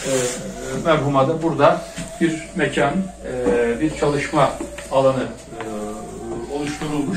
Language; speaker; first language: Turkish; native; Turkish